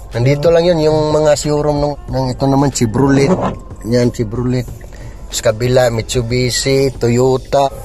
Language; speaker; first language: Filipino; non-native, local second language; Cebuano